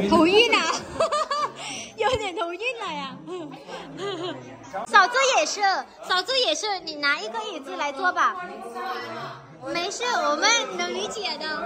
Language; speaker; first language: Chinese; non-native, fluent; Vietnamese